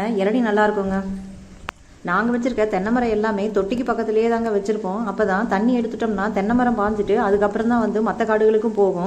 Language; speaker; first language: Tamil; native; Tamil